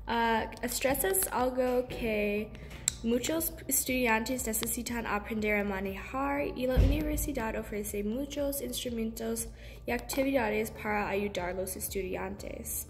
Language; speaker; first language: Spanish; non-native, learner; English